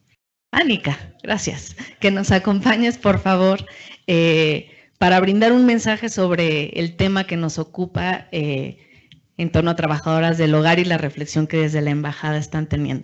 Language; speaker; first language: Spanish; native; Spanish